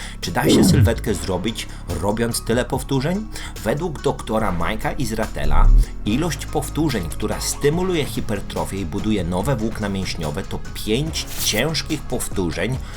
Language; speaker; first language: Polish; native; Polish